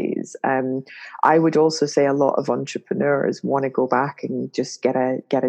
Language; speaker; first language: English; native; English